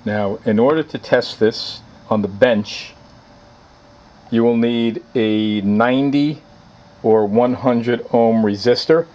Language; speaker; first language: English; native; English